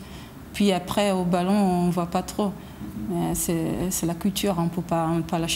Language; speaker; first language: French; non-native, fluent; Portuguese